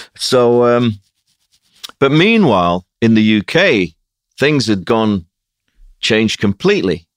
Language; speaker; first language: English; native; English